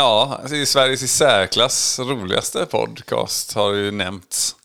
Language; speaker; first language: Swedish; native; Swedish